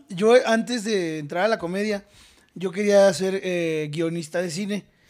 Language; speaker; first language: Spanish; native; Spanish